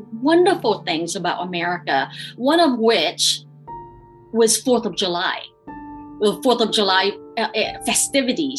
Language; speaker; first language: English; early bilingual, other home language; Khmer